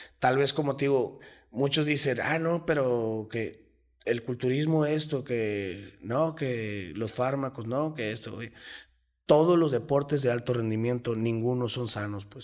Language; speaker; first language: Spanish; native; Spanish